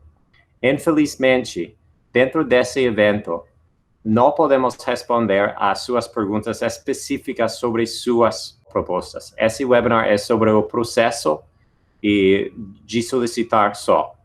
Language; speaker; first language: Portuguese; non-native, fluent; English